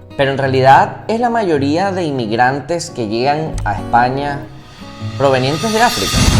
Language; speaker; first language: Spanish; native; Spanish